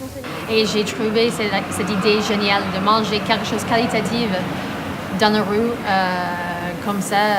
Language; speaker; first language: French; non-native, fluent; English